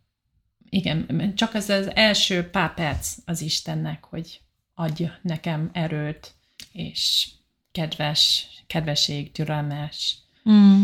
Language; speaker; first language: Hungarian; non-native, learner; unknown